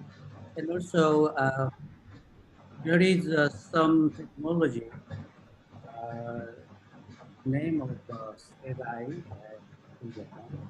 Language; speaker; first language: English; non-native, learner; Japanese